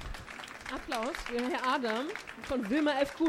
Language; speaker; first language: German; native; German